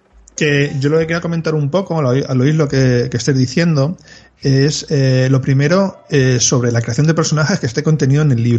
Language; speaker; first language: Spanish; native; Spanish